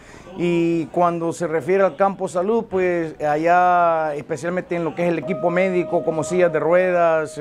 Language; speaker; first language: Spanish; early bilingual, heritage; Spanish